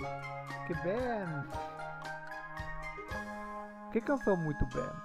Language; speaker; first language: Portuguese; non-native, learner; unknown